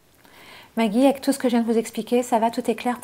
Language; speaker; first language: French; native; French